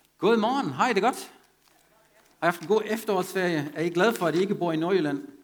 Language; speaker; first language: Danish; non-native, fluent; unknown